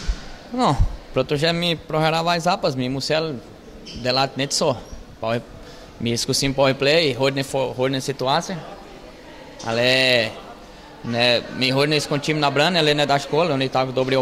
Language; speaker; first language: Czech; non-native, learner; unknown